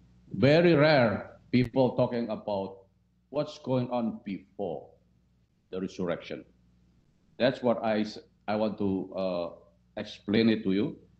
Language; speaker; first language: English; non-native, fluent; Indonesian